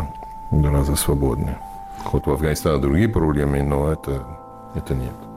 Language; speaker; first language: Russian; non-native, fluent; English